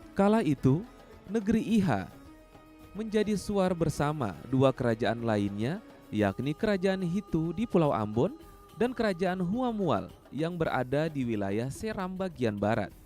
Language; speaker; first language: Indonesian; native; Indonesian